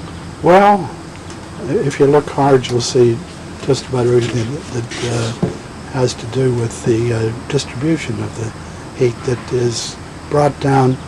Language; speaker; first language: English; native; English